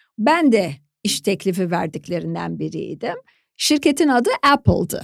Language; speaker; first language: Turkish; native; Turkish